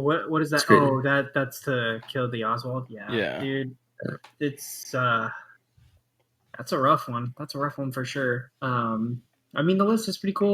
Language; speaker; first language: English; native; English